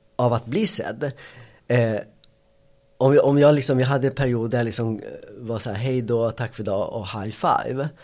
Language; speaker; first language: Swedish; early bilingual, other home language; Spanish